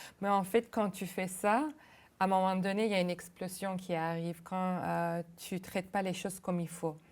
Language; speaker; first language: French; non-native, local second language; Arabic